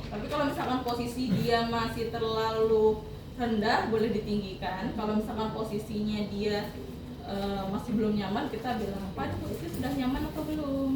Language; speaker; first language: Indonesian; native; Indonesian